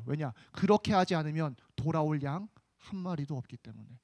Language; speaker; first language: Korean; native; Korean